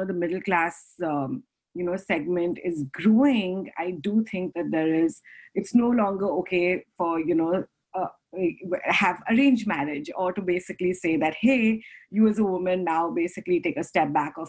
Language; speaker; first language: English; non-native, local second language; Hindi